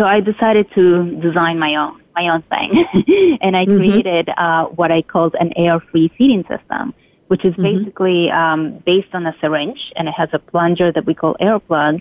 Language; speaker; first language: English; non-native, fluent; Spanish